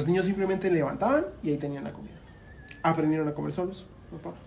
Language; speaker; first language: Spanish; native; Spanish